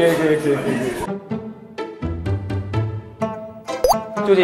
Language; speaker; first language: Chinese; native; Chinese